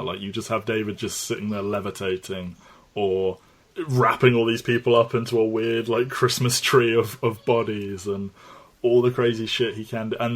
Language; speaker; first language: English; native; English